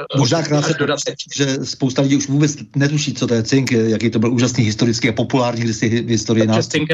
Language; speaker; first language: Czech; native; Czech